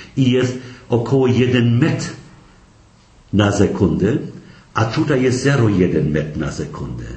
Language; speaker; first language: Polish; non-native, local second language; German